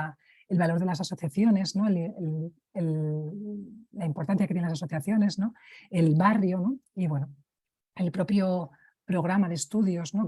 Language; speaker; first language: Spanish; native; Spanish